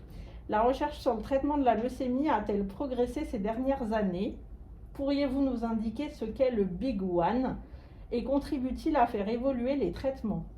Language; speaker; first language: French; native; French